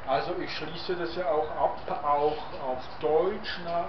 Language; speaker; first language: German; non-native, fluent; Czech